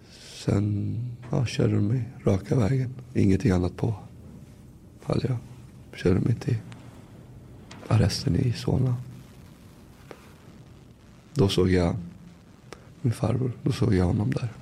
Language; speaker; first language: Swedish; early bilingual, other home language; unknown